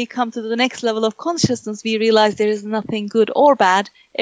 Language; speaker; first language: English; non-native, fluent; Turkish